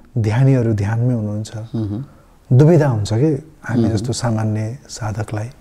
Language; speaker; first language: Nepali; native; Nepali